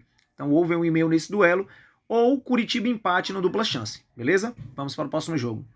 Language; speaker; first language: Portuguese; native; Portuguese